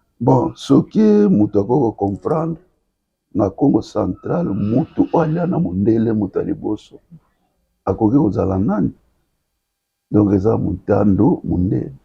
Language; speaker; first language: Lingala; non-native, local second language; Kongo